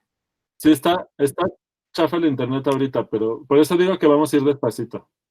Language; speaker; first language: Spanish; native; Spanish